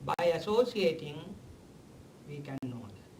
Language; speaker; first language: English; non-native, local second language; Sinhala